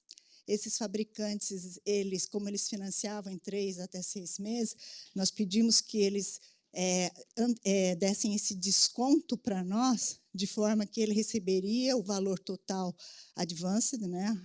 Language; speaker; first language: Portuguese; native; Portuguese